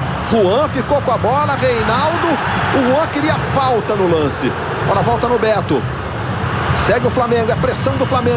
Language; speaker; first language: Portuguese; native; Portuguese